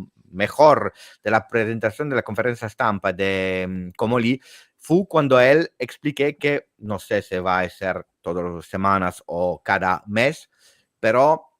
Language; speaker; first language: Spanish; non-native, fluent; Italian